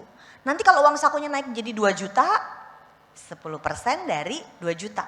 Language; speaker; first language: Indonesian; native; Indonesian